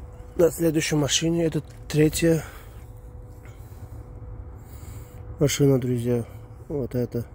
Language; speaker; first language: Russian; non-native, fluent; Uzbek